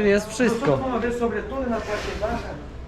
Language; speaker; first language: Spanish; non-native, learner; Polish